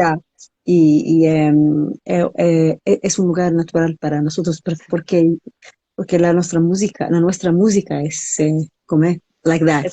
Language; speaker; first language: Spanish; non-native, learner; English